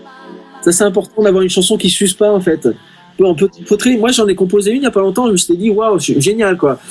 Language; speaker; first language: French; native; French